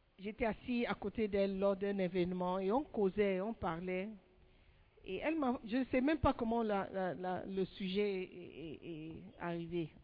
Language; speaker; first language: French; non-native, fluent; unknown